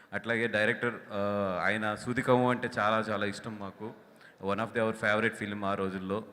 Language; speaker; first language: Telugu; native; Telugu